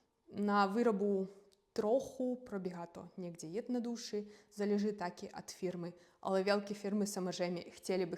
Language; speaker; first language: Czech; non-native, fluent; Russian